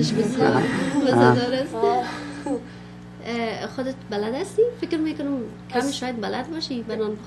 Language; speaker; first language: Persian; native; Persian